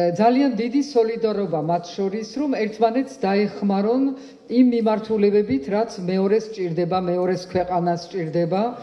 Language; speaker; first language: Georgian; early bilingual, heritage; Georgian